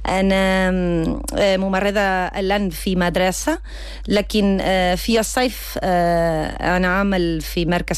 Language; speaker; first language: Arabic; non-native, learner; Spanish